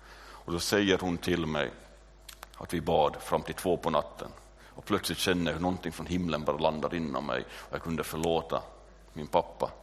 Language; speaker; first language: Swedish; native; Swedish